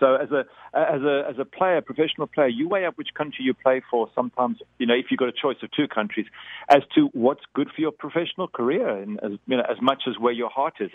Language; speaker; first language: English; native; English